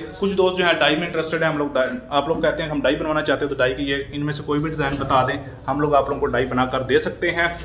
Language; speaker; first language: Urdu; non-native, local second language; Punjabi